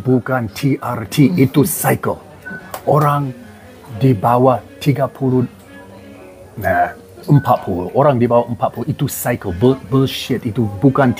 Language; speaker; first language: Indonesian; non-native, learner; English